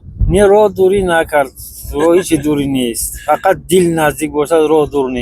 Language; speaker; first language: Persian; native; Persian